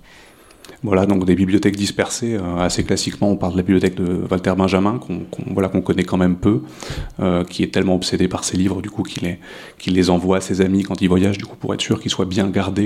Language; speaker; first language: French; native; French